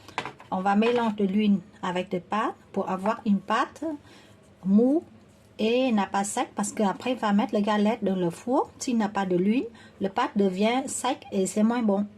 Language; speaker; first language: French; non-native, learner; Vietnamese